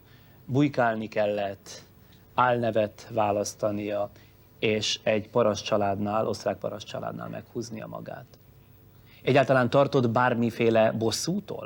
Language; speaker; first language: Hungarian; native; Hungarian